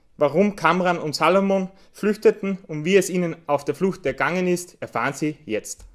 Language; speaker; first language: German; native; German